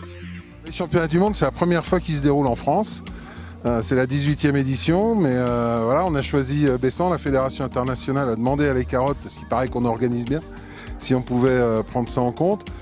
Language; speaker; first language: French; native; French